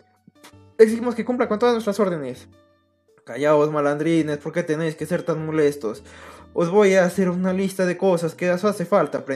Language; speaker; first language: Spanish; native; Spanish